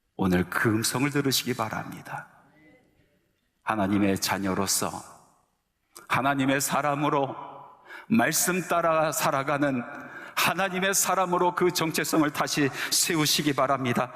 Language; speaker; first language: Korean; native; Korean